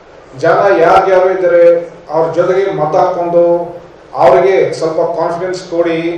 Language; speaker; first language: Kannada; non-native, fluent; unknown